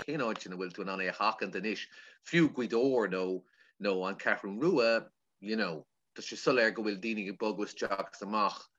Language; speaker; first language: Irish; non-native, local second language; English